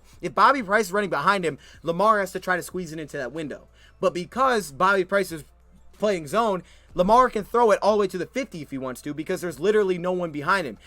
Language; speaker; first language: English; native; English